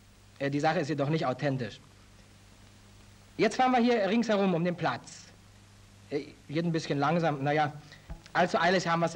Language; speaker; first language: German; native; German